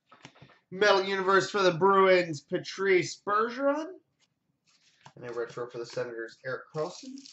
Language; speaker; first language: English; native; English